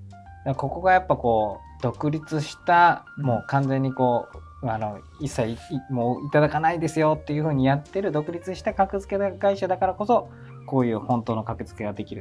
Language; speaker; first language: Japanese; native; Japanese